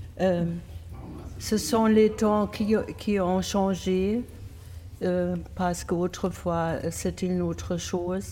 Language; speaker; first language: French; non-native, learner; German